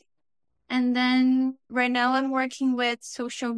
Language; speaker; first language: English; non-native, fluent; Portuguese